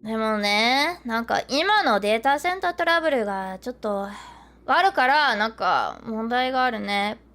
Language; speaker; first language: Japanese; non-native, learner; English